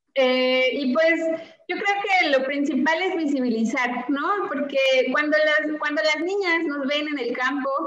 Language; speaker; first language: Spanish; native; Spanish